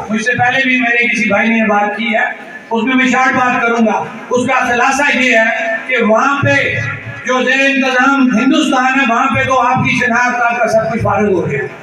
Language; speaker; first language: Hindi; non-native, local second language; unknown